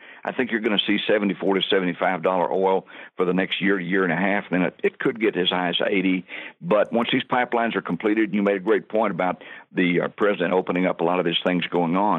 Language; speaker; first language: English; native; English